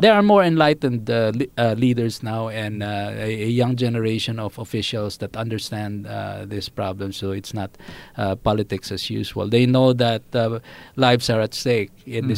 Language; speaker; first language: English; non-native, local second language; Filipino